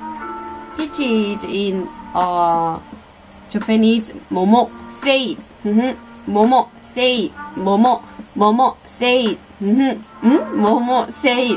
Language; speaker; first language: English; non-native, learner; Korean